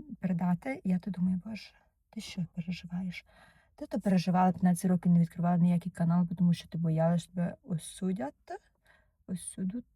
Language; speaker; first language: Ukrainian; non-native, learner; Russian